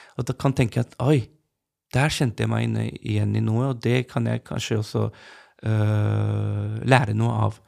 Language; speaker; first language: Norwegian; early bilingual, other home language; Urdu